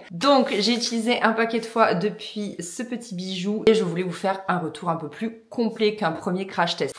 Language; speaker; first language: French; native; French